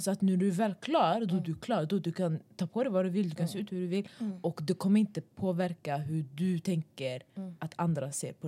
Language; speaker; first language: Swedish; early bilingual, other home language; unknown